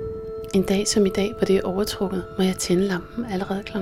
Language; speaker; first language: Danish; native; Danish